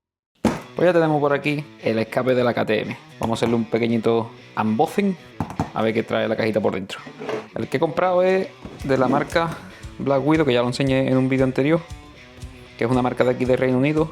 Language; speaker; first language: Spanish; native; Spanish